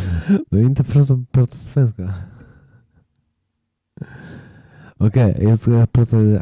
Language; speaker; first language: Swedish; non-native, learner; Polish